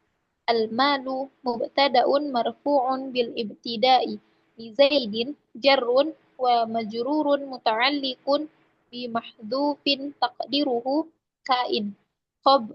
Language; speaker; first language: Arabic; non-native, learner; Indonesian